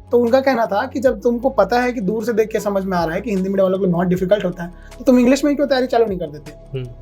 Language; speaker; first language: Hindi; native; Hindi